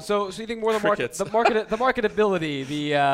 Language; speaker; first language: English; native; English